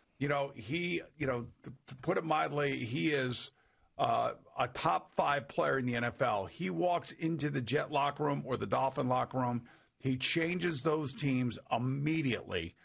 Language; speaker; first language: English; native; English